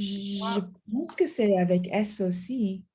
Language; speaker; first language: French; non-native, learner; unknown